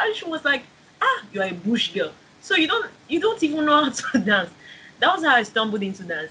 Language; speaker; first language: English; non-native, local second language; Igbo